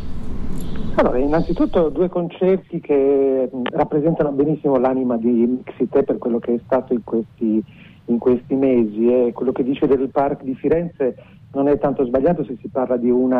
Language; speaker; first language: Italian; native; Italian